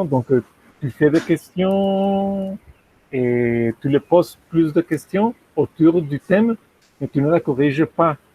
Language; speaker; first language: French; non-native, fluent; Spanish